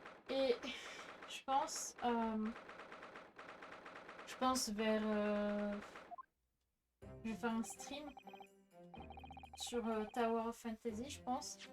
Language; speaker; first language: French; native; French